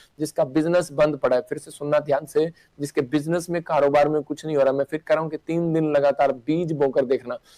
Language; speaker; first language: Hindi; non-native, local second language; Punjabi